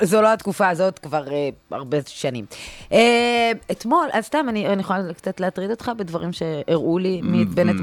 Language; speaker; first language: Hebrew; native; Hebrew